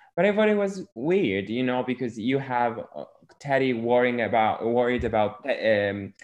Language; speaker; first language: English; non-native, fluent; Italian